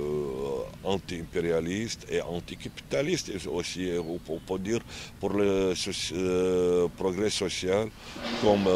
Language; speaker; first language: French; non-native, learner; Arabic